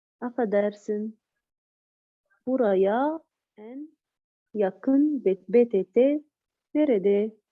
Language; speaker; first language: Turkish; non-native, learner; Arabic